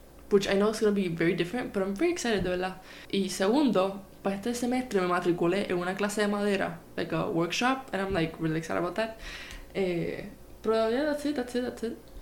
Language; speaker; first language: English; non-native, local second language; Spanish